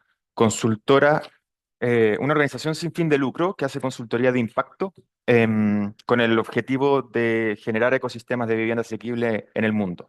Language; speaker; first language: Spanish; native; Spanish